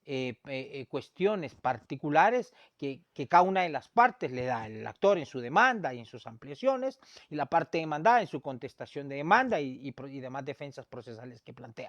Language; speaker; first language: Spanish; native; Spanish